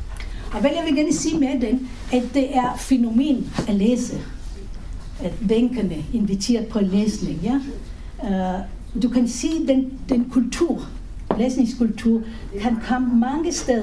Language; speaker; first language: Danish; non-native, fluent; Hebrew